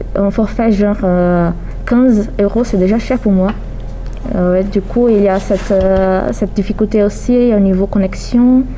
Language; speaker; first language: French; non-native, fluent; Portuguese